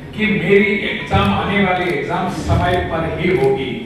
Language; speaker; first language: Hindi; non-native, local second language; Konkani